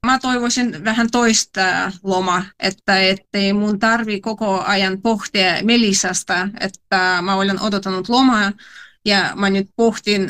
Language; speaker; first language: Finnish; non-native, fluent; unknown